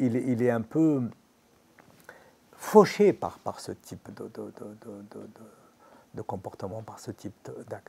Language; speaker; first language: French; non-native, local second language; Arabic